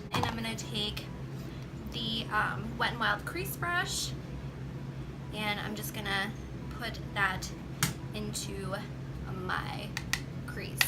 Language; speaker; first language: English; native; English